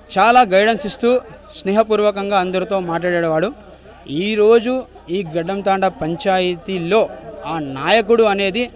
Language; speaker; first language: Telugu; non-native, local second language; Lambadi